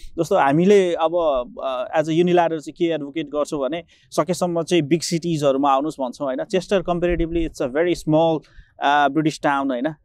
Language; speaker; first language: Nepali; native; Nepali